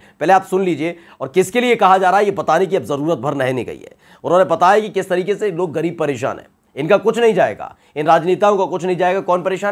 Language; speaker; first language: Hindi; native; Hindi